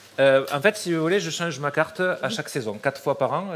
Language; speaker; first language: French; native; French